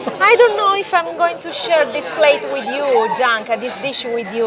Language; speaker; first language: English; non-native, fluent; Italian